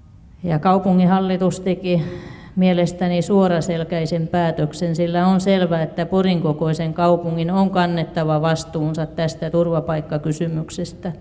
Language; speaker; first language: Finnish; native; Finnish